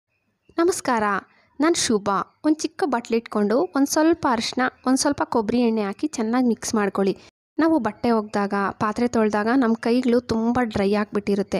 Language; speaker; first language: Kannada; native; Kannada